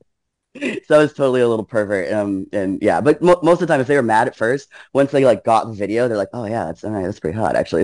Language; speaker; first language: English; native; English